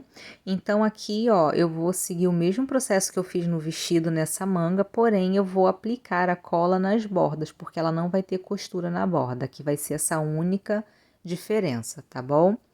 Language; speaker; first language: Portuguese; native; Portuguese